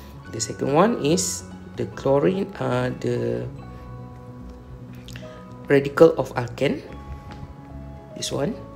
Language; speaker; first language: English; non-native, local second language; Malay